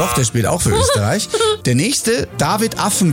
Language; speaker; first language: German; native; German